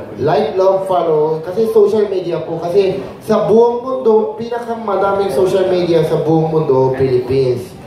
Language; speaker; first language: Filipino; non-native, fluent; Korean